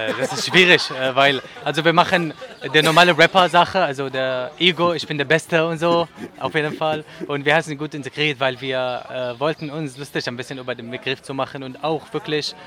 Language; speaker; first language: German; non-native, fluent; Arabic